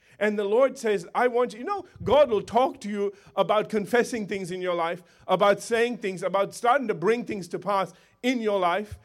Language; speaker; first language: English; native; English